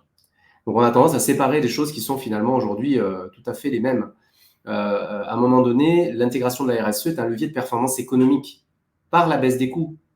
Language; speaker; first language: French; native; French